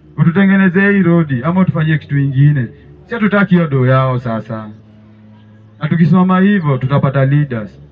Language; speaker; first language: Swahili; native; Swahili